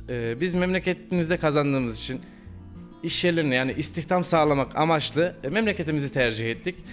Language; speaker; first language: Turkish; native; Turkish